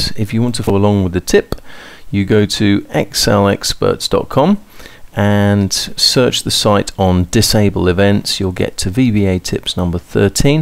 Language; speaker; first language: English; native; English